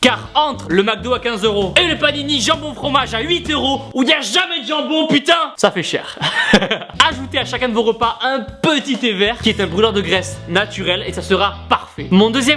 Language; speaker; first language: French; native; French